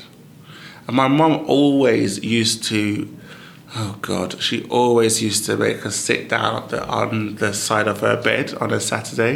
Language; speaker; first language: English; native; English